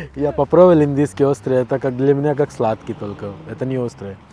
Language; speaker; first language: Russian; non-native, learner; Hindi